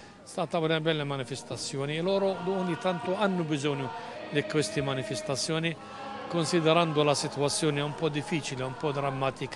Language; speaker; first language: Italian; non-native, fluent; Arabic